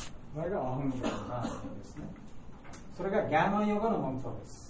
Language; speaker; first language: Japanese; non-native, fluent; Bangla